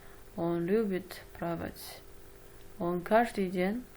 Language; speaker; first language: Russian; non-native, learner; Chinese